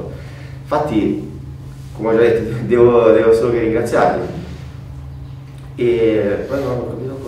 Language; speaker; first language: Italian; native; Italian